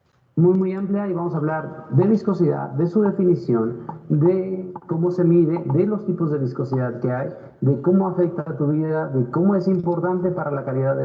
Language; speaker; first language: Spanish; native; Spanish